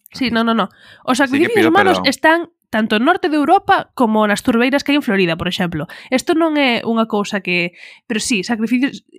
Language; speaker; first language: Galician; non-native, local second language; Spanish